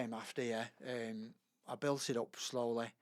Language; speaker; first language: English; native; English